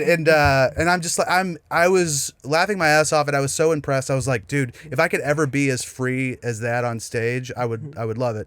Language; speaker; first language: English; native; English